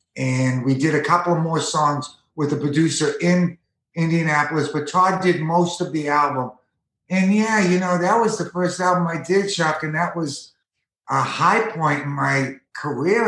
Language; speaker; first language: English; native; English